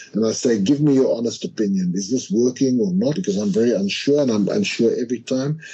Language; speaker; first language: English; non-native, local second language; Afrikaans